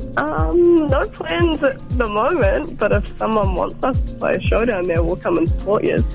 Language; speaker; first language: English; native; English